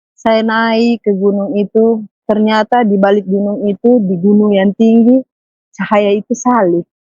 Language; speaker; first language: Indonesian; native; Indonesian